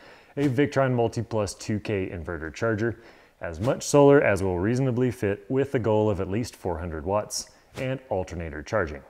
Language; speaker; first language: English; native; English